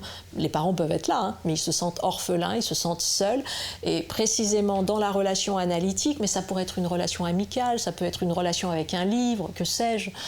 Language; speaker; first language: French; native; French